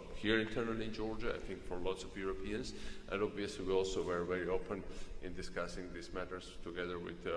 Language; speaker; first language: English; non-native, fluent; Georgian